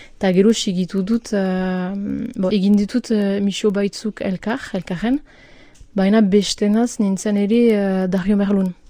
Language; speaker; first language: Basque; non-native, local second language; French